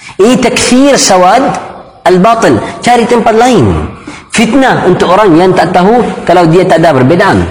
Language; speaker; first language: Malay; non-native, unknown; Arabic